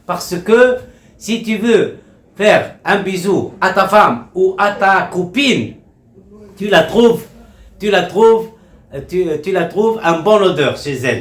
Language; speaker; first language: French; non-native, local second language; Arabic